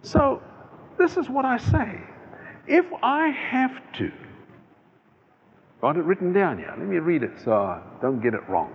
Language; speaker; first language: English; native; English